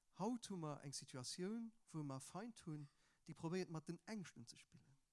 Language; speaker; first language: Luxembourgish; native; Luxembourgish